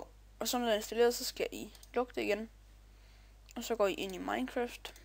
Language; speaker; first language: Danish; native; Danish